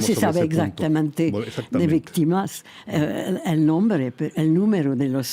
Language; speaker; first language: Spanish; non-native, fluent; French